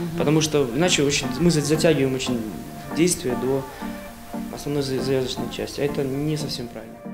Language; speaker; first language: Russian; native; Russian